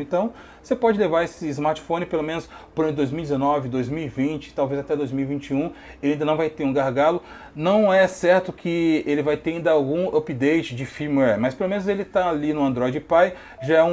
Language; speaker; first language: Portuguese; native; Portuguese